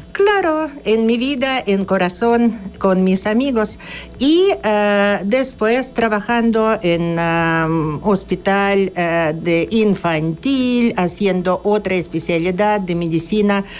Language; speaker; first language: Spanish; non-native, fluent; Russian